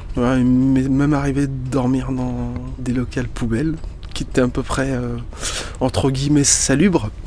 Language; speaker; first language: French; early bilingual, other home language; Arabic